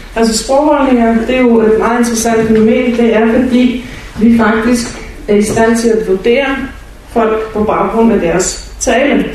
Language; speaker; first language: Danish; non-native, fluent; Bulgarian